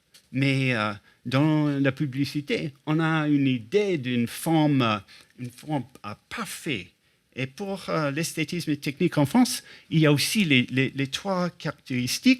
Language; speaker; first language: French; non-native, fluent; English